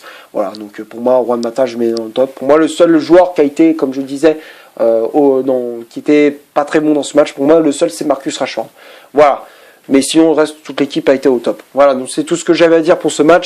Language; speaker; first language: French; native; French